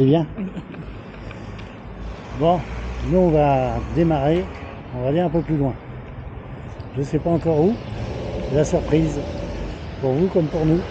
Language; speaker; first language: French; native; French